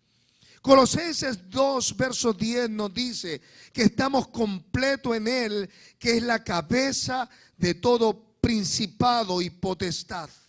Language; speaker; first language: Spanish; native; Spanish